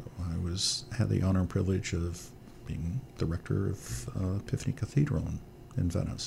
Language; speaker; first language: English; native; English